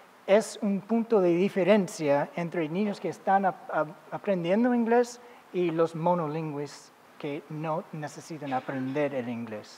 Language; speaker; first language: Spanish; non-native, fluent; English